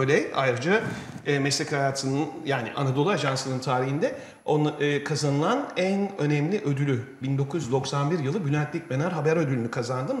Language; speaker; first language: Turkish; native; Turkish